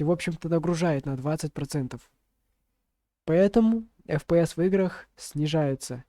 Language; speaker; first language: Russian; native; Russian